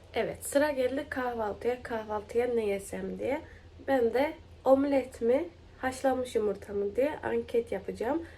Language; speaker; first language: Turkish; early bilingual, heritage; Turkish